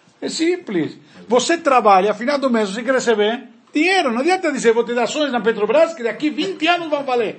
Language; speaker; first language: Portuguese; non-native, fluent; Spanish